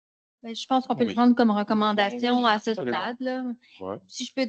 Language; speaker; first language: French; native; French